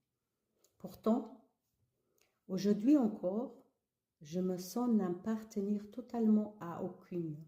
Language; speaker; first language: French; early bilingual, other home language; Kabuverdianu